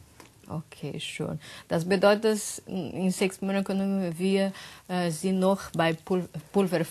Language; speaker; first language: German; non-native, learner; Portuguese